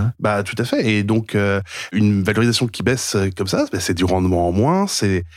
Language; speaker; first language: French; native; French